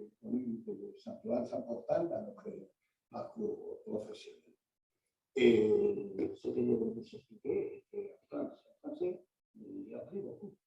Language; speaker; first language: French; non-native, fluent; Spanish